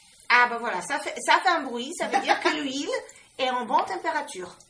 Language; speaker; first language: French; non-native, fluent; Polish